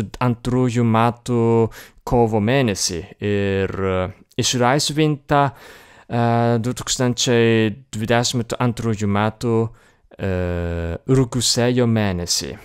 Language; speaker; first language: Lithuanian; non-native, fluent; Japanese